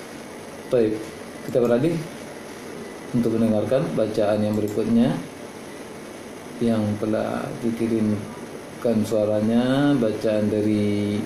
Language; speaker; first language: Indonesian; native; Indonesian